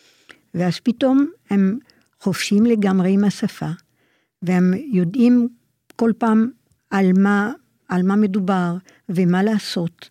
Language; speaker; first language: Hebrew; non-native, fluent; French